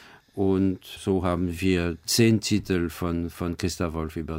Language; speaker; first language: German; non-native, fluent; French